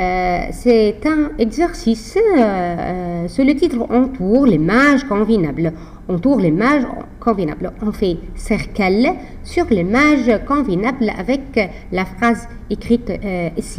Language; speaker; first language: French; non-native, fluent; Arabic